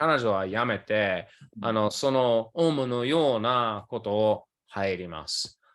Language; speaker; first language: Japanese; early bilingual, other home language; English